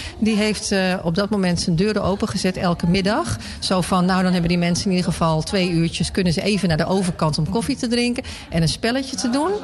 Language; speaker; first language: Dutch; native; Dutch